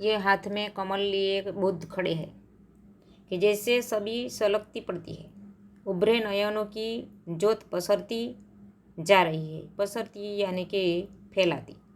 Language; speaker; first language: Hindi; non-native, local second language; Gujarati